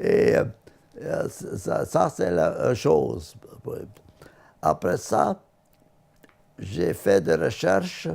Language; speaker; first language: French; non-native, learner; Latvian